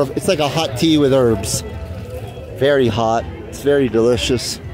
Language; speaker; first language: English; native; English